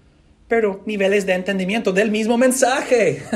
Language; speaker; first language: Spanish; non-native, fluent; English